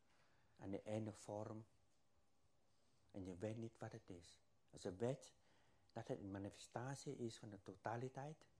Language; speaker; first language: Dutch; non-native, fluent; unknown